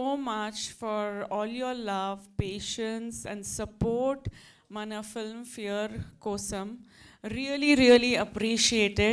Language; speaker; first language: Telugu; non-native, fluent; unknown